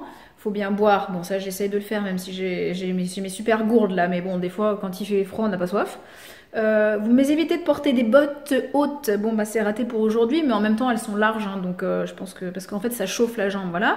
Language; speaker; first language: French; native; French